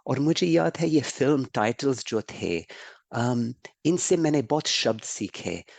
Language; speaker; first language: Hindi; early bilingual, heritage; English